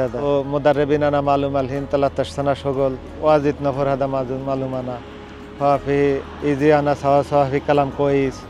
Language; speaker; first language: Arabic; non-native, learner; Urdu